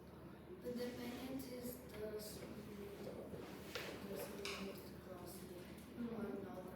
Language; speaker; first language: English; non-native, learner; Portuguese